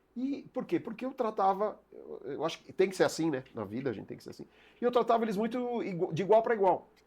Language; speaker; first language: Portuguese; native; Portuguese